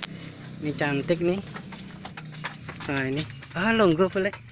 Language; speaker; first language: Indonesian; native; Indonesian